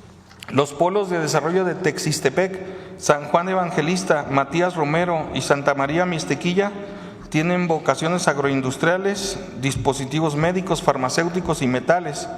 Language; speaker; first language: Spanish; native; Spanish